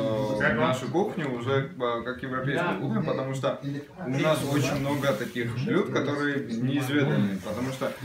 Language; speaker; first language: Russian; non-native, fluent; Georgian